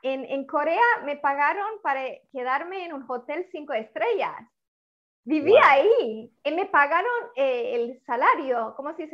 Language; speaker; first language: Spanish; non-native, fluent; Italian